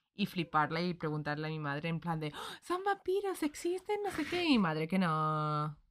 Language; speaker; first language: Spanish; early bilingual, other home language; English